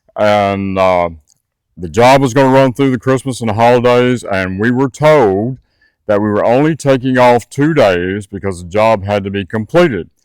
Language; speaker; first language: English; native; English